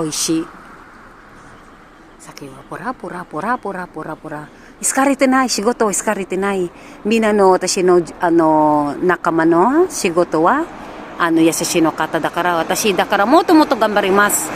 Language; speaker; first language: Japanese; non-native, learner; Filipino